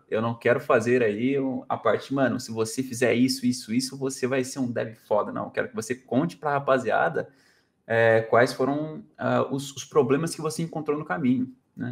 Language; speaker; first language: Portuguese; native; Portuguese